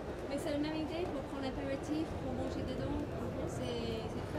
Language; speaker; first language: French; non-native, learner; English